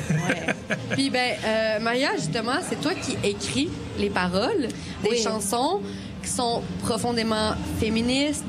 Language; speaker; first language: French; native; French